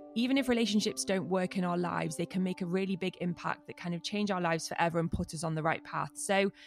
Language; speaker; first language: English; native; English